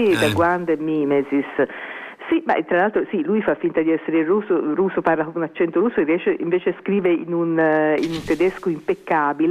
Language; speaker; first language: Italian; native; Italian